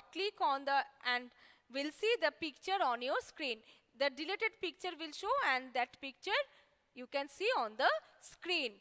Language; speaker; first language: English; non-native, local second language; Bangla